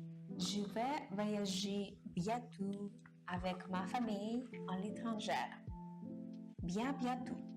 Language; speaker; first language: French; non-native, learner; Japanese